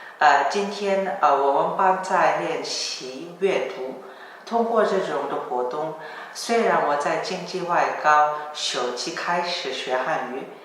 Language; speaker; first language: Chinese; non-native, learner; Korean